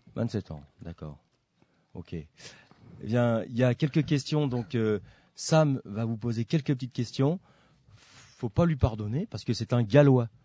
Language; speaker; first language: French; native; French